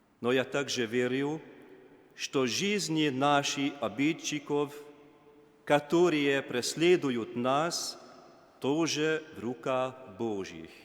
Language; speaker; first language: Russian; non-native, learner; Hungarian